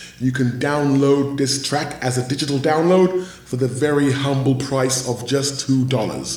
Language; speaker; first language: English; native; English